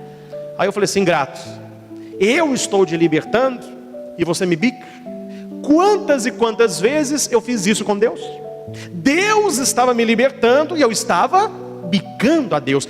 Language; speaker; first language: Portuguese; native; Portuguese